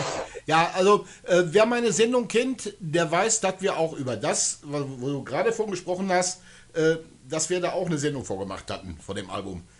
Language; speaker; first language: German; native; German